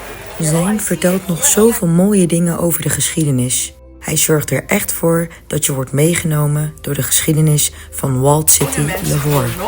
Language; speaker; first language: Dutch; early bilingual, other home language; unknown